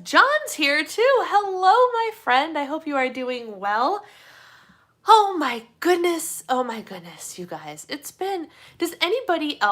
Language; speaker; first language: English; native; English